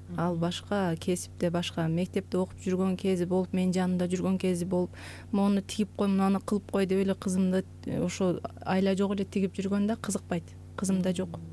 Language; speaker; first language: Kyrgyz; native; Kyrgyz